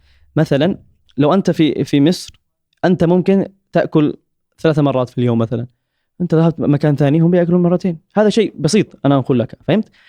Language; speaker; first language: Arabic; non-native, learner; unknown